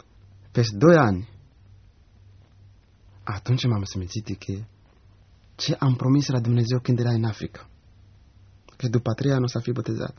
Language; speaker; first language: Romanian; non-native, learner; Rundi